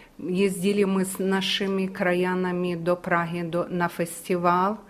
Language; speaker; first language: Czech; non-native, learner; Ukrainian